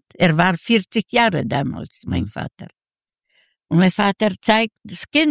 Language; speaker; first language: German; non-native, learner; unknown